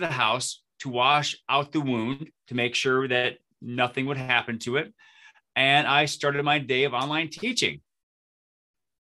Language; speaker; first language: English; native; English